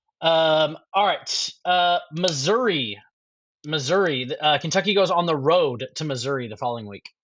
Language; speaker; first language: English; native; English